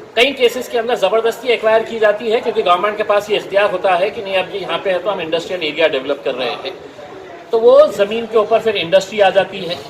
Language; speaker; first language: Hindi; non-native, local second language; Marathi